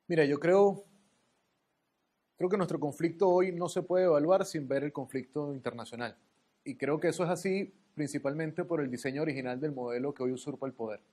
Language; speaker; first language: Spanish; native; Spanish